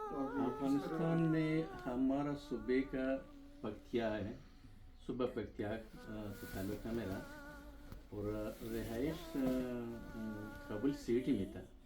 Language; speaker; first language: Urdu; non-native, learner; Pashto